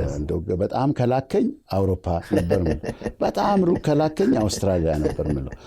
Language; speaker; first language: Amharic; native; Amharic